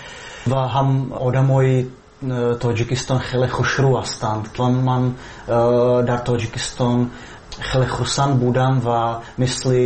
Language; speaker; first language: Persian; non-native, fluent; Czech